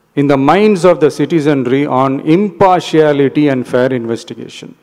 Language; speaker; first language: English; non-native, local second language; Tamil